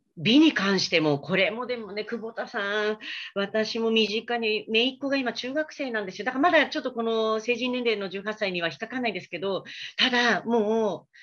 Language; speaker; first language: Japanese; native; Japanese